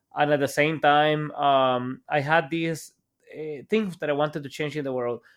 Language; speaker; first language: English; non-native, fluent; Spanish